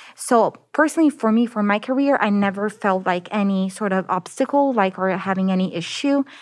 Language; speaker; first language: English; non-native, fluent; Italian